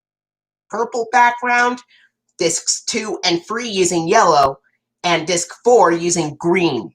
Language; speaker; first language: English; native; English